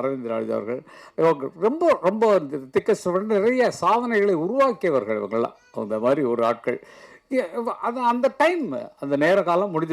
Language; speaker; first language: Tamil; native; Tamil